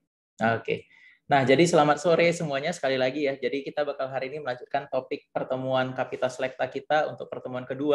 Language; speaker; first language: Indonesian; native; Indonesian